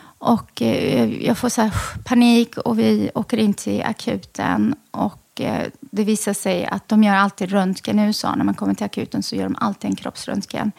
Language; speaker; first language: Swedish; early bilingual, other home language; Arabic